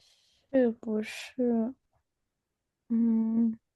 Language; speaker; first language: Chinese; non-native, learner; Spanish